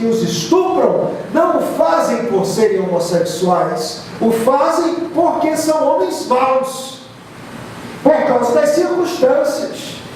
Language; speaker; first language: Portuguese; native; Portuguese